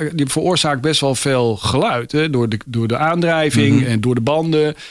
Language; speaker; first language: Dutch; native; Dutch